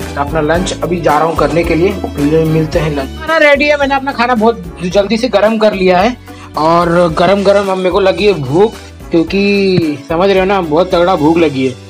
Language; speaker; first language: Hindi; native; Hindi